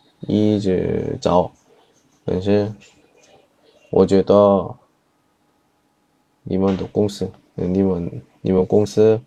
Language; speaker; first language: Chinese; non-native, learner; Korean